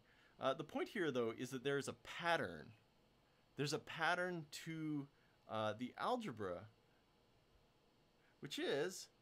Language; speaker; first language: English; native; English